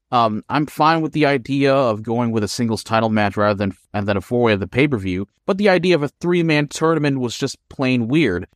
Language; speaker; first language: English; non-native, local second language; Filipino